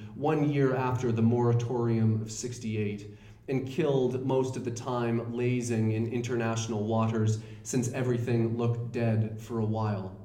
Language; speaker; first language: English; native; English